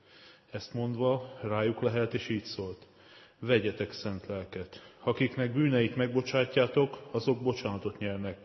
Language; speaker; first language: Hungarian; native; Hungarian